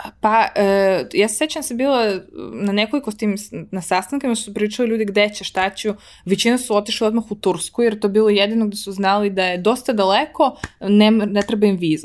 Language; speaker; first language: Serbian; early bilingual, heritage; Serbian